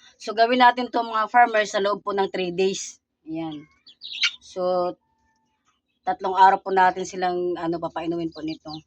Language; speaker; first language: Filipino; non-native, local second language; Cebuano